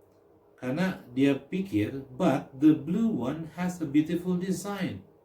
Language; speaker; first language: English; non-native, fluent; Indonesian